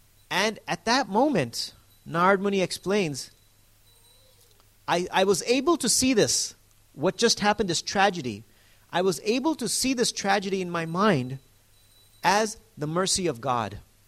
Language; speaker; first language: English; native; English